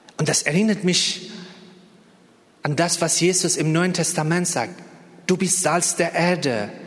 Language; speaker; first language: German; non-native, fluent; Persian